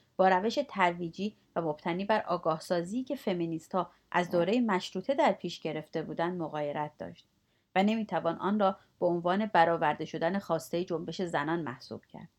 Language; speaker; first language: Persian; native; Persian